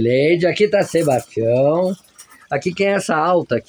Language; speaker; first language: Portuguese; native; Portuguese